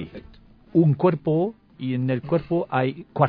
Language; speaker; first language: Spanish; non-native, learner; French